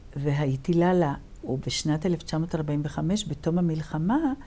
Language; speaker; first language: Hebrew; early bilingual, other home language; Polish